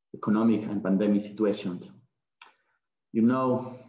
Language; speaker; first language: English; non-native, learner; Spanish